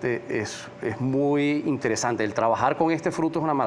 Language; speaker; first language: Spanish; native; Spanish